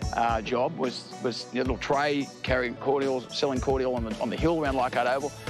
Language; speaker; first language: English; native; English